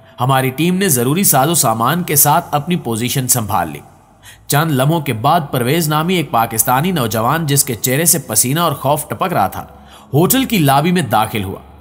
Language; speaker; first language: Urdu; native; Urdu